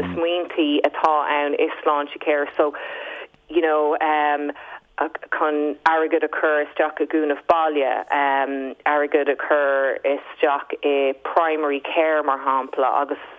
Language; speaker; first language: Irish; non-native, local second language; English